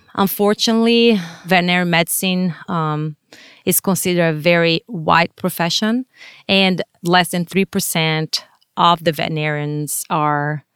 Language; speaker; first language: English; non-native, fluent; Portuguese